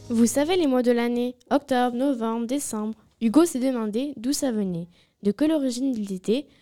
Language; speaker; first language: French; native; French